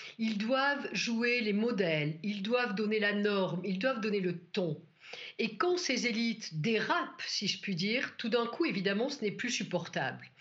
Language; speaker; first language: French; native; French